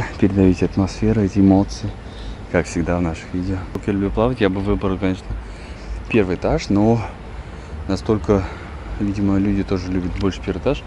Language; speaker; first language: Russian; native; Russian